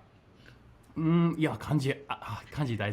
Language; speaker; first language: Japanese; non-native, fluent; English